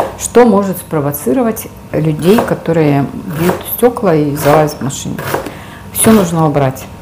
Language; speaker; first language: Russian; native; Russian